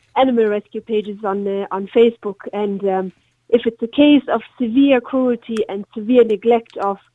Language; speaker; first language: English; non-native, fluent; German